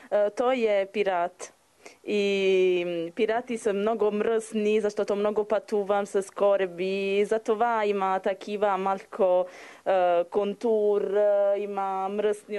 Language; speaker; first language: Bulgarian; non-native, learner; Italian